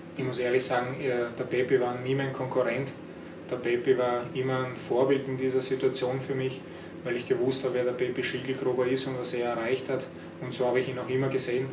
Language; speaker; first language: German; early bilingual, other home language; Croatian